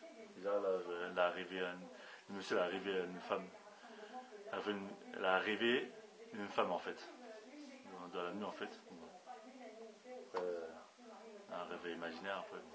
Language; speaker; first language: French; native; French